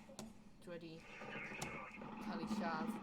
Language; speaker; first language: Welsh; non-native, learner; English